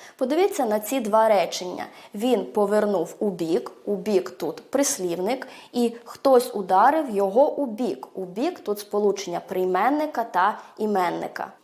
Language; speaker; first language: Ukrainian; early bilingual, heritage; Ukrainian